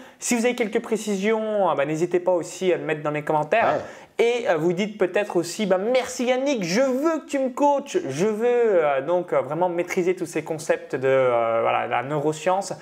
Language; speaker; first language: French; native; French